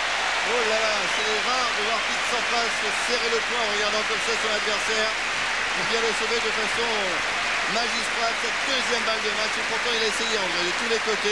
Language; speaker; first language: French; native; French